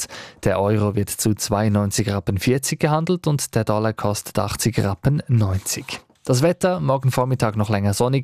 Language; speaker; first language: German; native; German